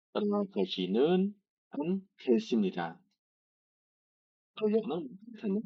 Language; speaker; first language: Korean; non-native, learner; Khmer